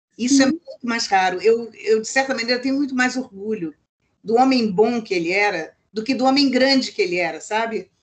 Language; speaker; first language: Portuguese; native; Portuguese